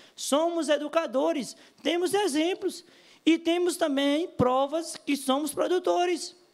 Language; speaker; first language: Portuguese; native; Portuguese